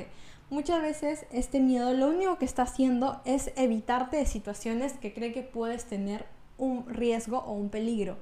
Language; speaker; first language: Spanish; native; Spanish